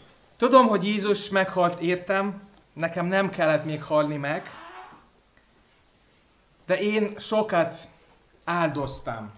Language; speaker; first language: Hungarian; non-native, fluent; English